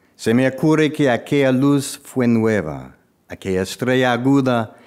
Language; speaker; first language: Spanish; non-native, fluent; English